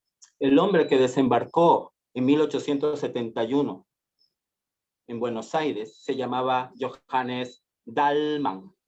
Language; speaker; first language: Spanish; native; Spanish